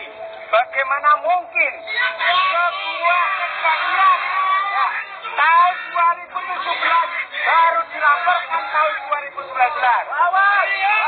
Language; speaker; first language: Indonesian; native; Indonesian